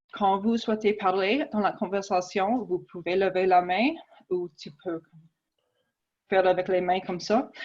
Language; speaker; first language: French; non-native, fluent; English